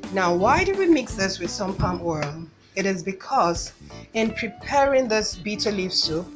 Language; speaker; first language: English; non-native, local second language; Igbo